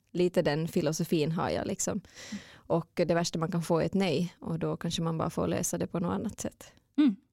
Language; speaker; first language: Swedish; native; Swedish